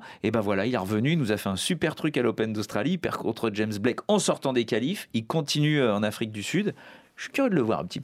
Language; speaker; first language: French; native; French